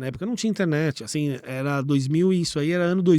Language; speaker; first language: Portuguese; native; Portuguese